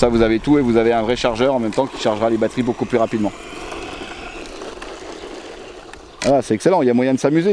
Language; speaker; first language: French; native; French